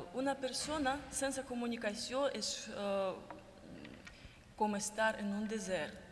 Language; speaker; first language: Catalan; non-native, learner; Russian